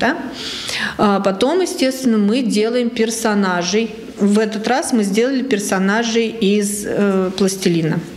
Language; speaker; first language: Russian; native; Russian